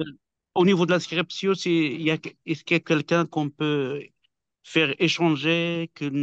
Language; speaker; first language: French; non-native, fluent; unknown